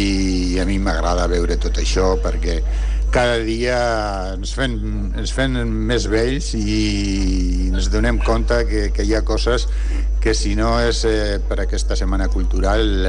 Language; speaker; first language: Catalan; non-native, local second language; Spanish